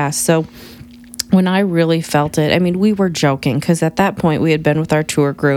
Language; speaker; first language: English; native; English